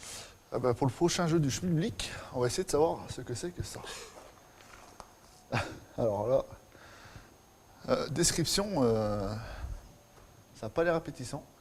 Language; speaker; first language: French; native; French